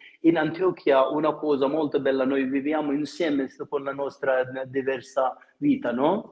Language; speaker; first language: Italian; non-native, fluent; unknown